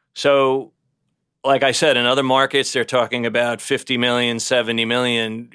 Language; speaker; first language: English; native; English